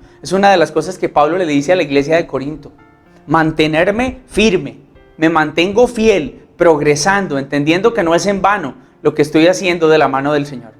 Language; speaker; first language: Spanish; native; Spanish